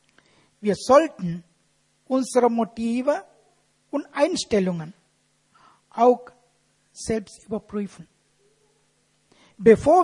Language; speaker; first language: German; non-native, fluent; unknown